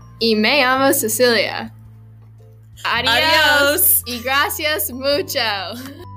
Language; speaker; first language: Spanish; non-native, learner; English